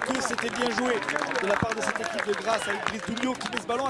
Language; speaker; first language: French; native; French